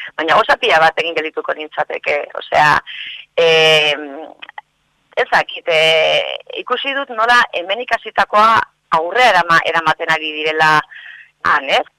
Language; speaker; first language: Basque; non-native, local second language; Spanish